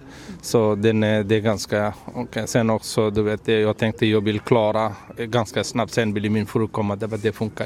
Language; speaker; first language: Swedish; non-native, learner; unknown